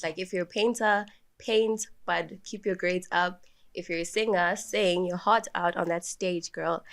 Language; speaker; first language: English; non-native, local second language; Swati